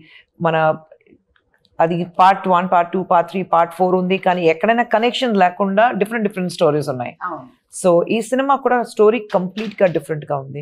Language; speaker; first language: Telugu; non-native, fluent; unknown